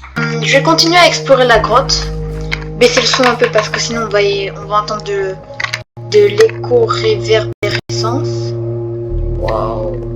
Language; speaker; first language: French; native; French